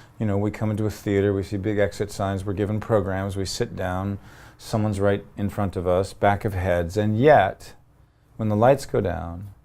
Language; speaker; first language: English; native; English